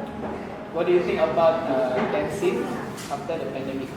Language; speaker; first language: English; non-native, fluent; Indonesian